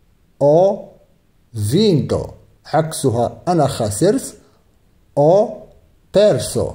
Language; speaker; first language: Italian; non-native, fluent; Arabic